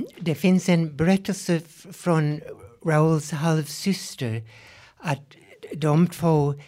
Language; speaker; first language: Swedish; non-native, fluent; English